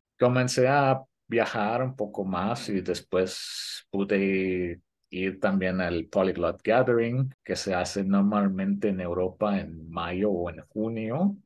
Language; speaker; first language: Spanish; early bilingual, heritage; Spanish